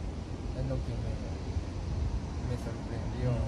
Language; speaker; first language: Spanish; non-native, fluent; Japanese